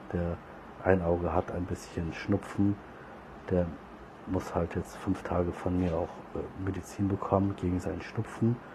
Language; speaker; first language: German; early bilingual, other home language; Turkish